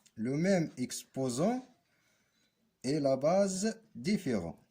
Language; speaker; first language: French; non-native, local second language; Arabic